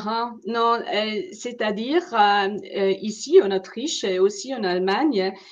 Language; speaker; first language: French; non-native, fluent; German